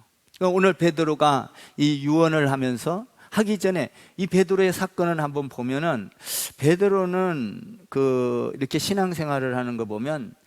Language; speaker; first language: Korean; native; Korean